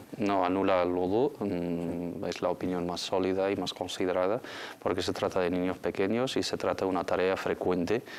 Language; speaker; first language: Spanish; native; Spanish